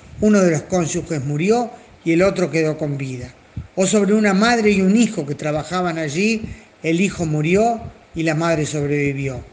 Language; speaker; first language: Spanish; native; Spanish